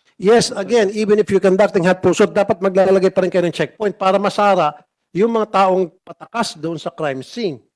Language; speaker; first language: Filipino; native; Filipino